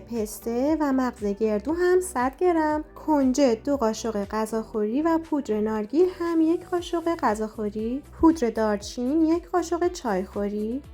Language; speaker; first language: Persian; native; Persian